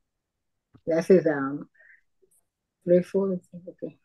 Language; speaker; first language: Spanish; non-native, learner; English